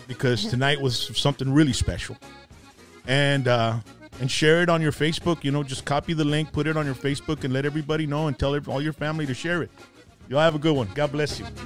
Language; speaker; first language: English; early bilingual, other home language; Spanish